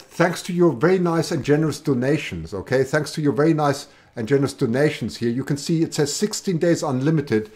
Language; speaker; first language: English; native; English